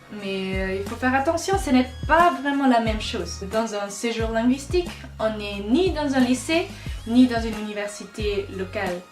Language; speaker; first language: French; non-native, local second language; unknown